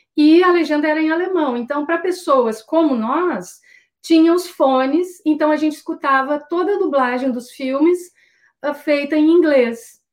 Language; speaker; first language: Portuguese; native; Portuguese